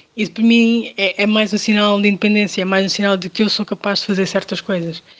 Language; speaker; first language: Portuguese; early bilingual, other home language; Kabuverdianu